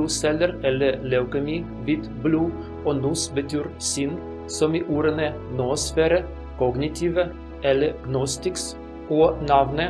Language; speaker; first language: Norwegian; non-native, learner; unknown